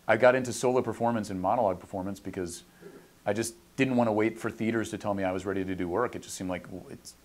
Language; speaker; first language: English; native; English